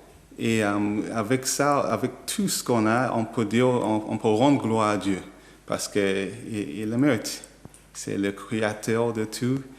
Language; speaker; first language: French; non-native, learner; English